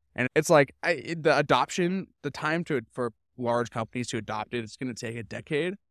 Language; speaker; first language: English; native; English